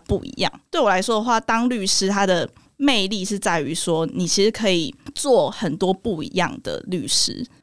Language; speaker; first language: Chinese; native; Chinese